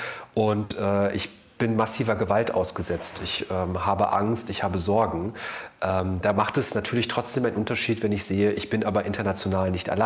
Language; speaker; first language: German; native; German